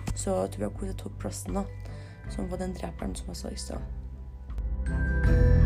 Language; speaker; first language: Norwegian; early bilingual, other home language; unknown